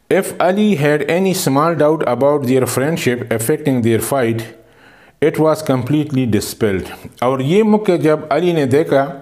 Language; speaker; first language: Urdu; non-native, local second language; Pashto